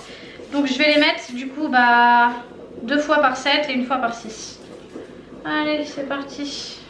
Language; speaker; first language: French; native; French